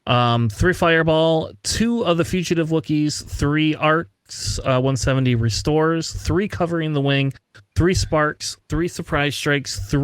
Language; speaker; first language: English; native; English